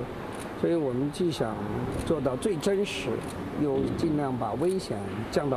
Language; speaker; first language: Chinese; native; Chinese